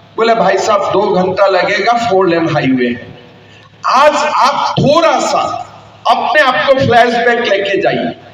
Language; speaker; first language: Hindi; non-native, local second language; Assamese